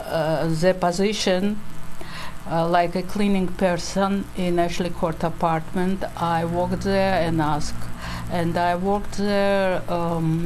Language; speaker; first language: English; non-native, learner; Georgian